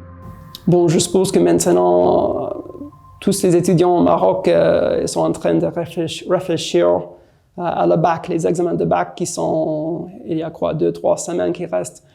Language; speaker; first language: French; non-native, fluent; English